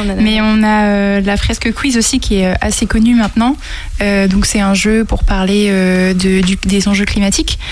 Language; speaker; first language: French; native; French